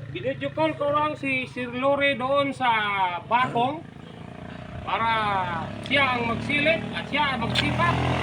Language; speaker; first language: Filipino; non-native, local second language; Hiligaynon